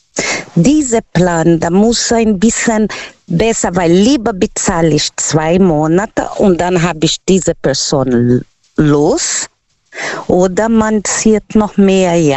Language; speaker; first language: German; non-native, learner; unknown